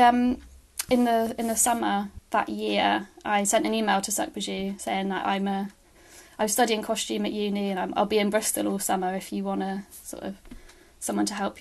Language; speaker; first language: English; native; English